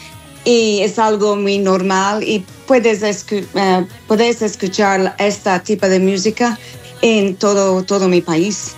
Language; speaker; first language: Spanish; non-native, learner; English